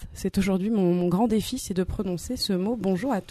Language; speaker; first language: French; native; French